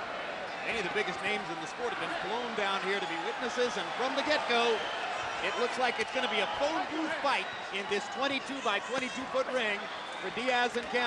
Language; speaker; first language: English; native; English